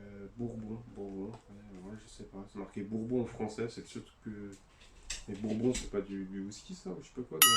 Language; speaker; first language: French; native; French